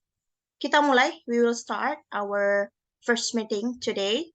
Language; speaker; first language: English; non-native, learner; Indonesian